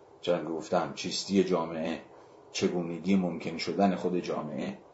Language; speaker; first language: Persian; native; Persian